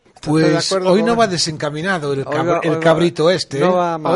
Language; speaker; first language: Spanish; native; Spanish